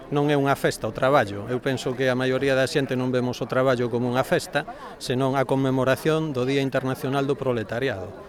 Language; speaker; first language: Galician; non-native, local second language; Spanish